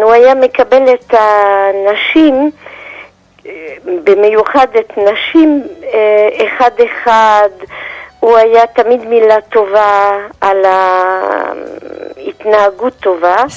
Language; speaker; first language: Hebrew; non-native, fluent; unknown